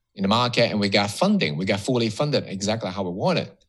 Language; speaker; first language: English; non-native, local second language; Cantonese